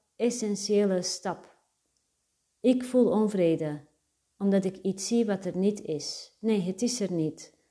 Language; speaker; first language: Dutch; native; Dutch